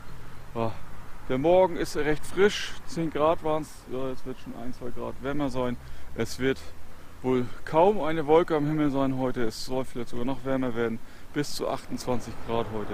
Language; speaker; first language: German; native; German